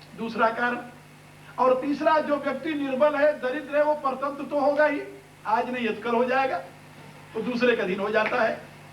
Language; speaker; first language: Hindi; native; Hindi